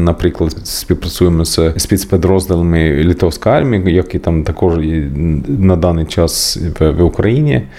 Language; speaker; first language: Ukrainian; non-native, learner; Swedish